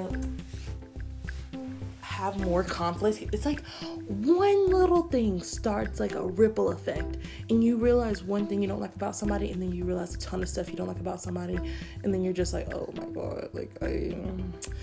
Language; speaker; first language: English; native; English